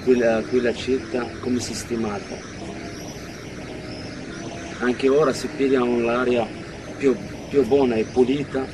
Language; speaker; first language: Italian; non-native, learner; Arabic